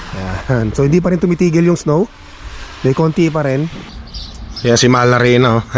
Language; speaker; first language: Filipino; non-native, local second language; Iloko